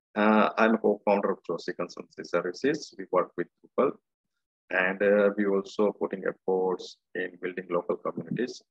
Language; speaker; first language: English; non-native, local second language; Gujarati